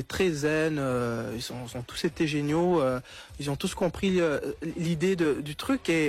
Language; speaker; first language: French; non-native, local second language; Kinyarwanda